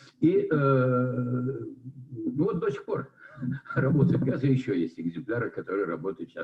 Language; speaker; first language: Russian; native; Russian